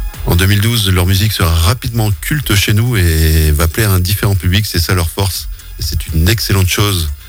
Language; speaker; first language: French; native; French